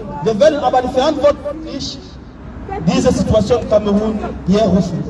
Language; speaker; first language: German; non-native, learner; French